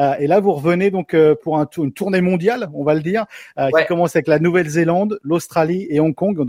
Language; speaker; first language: French; native; French